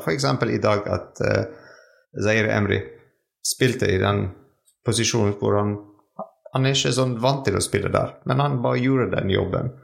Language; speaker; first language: Norwegian; non-native, fluent; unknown